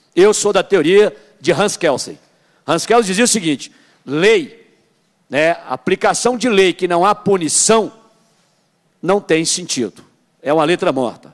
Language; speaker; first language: Portuguese; native; Portuguese